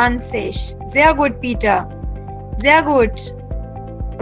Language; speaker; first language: German; non-native, fluent; Hindi